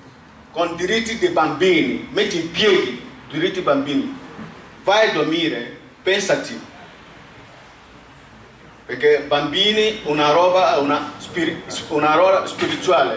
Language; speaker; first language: Italian; non-native, learner; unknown